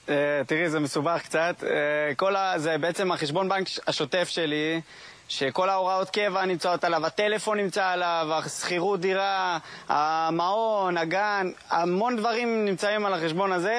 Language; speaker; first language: Hebrew; native; Hebrew